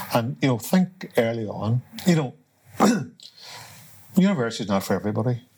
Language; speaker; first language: English; native; English